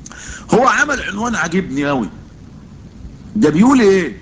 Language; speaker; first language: Arabic; native; Arabic